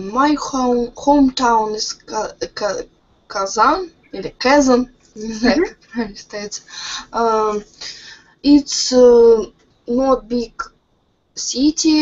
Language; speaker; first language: English; non-native, learner; Russian